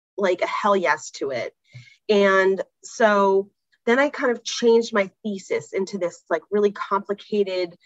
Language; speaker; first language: English; native; English